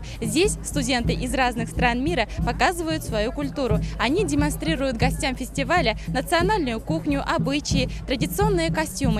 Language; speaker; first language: Russian; native; Russian